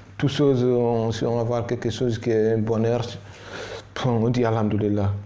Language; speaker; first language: French; non-native, local second language; Fula